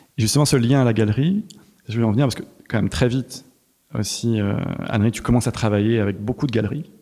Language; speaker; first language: French; native; French